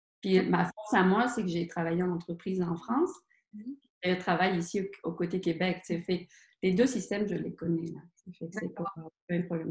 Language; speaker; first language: French; native; French